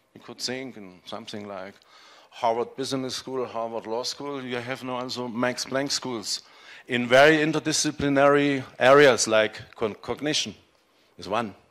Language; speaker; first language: English; non-native, fluent; German